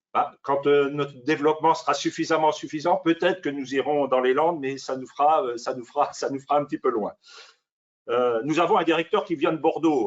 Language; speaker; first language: French; native; French